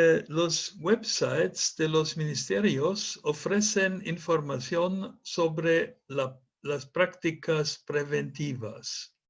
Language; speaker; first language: Spanish; non-native, fluent; German